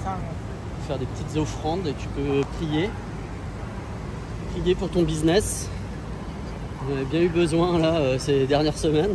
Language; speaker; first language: French; native; French